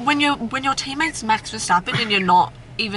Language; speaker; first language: English; native; English